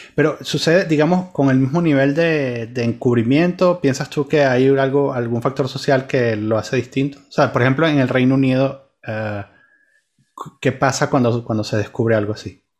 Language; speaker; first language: Spanish; native; Spanish